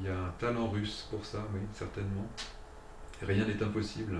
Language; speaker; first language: French; native; French